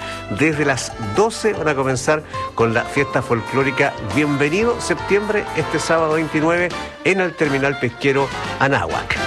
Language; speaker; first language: Spanish; native; Spanish